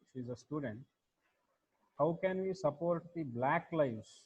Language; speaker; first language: English; non-native, local second language; Kannada